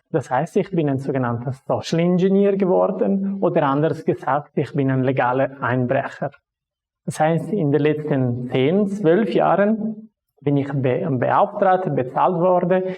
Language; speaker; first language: German; non-native, local second language; Italian